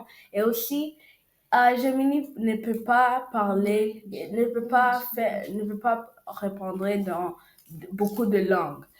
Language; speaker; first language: French; non-native, learner; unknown